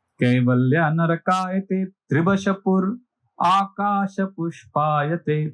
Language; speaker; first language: Hindi; non-native, local second language; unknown